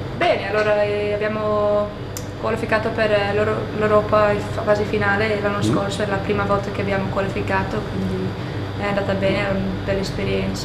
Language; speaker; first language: Italian; non-native, fluent; English